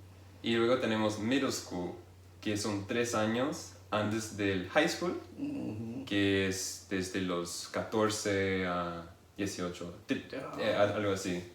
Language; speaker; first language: Spanish; non-native, fluent; English